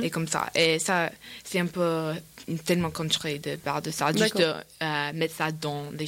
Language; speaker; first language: French; non-native, learner; English